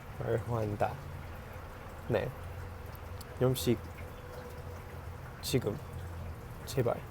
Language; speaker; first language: Korean; non-native, learner; English